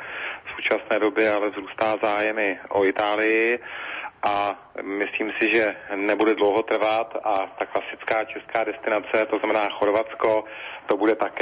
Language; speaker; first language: Czech; native; Czech